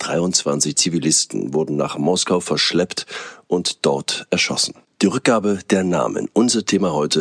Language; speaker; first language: German; native; German